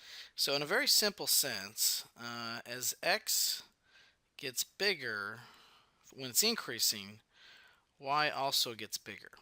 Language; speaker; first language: English; native; English